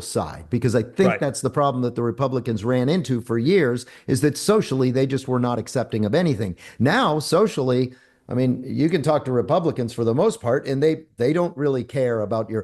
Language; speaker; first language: English; native; English